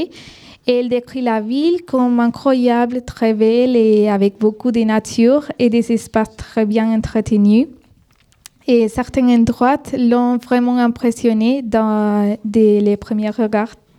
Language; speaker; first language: French; non-native, fluent; Spanish